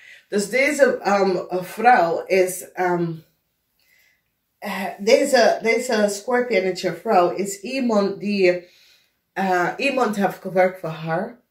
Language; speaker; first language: Dutch; non-native, fluent; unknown